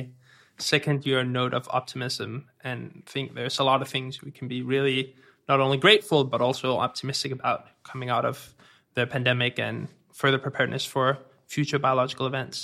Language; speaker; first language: English; non-native, fluent; Danish